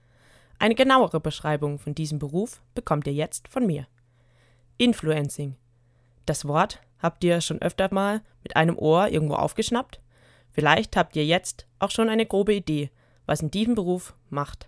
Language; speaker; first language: German; native; German